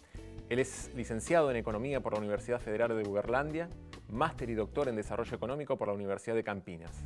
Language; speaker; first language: Spanish; native; Spanish